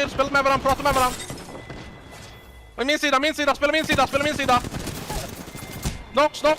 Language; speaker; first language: Swedish; native; Swedish